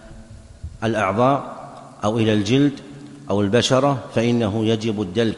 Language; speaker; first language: Arabic; native; Arabic